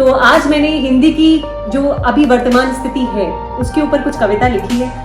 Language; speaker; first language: Hindi; native; Hindi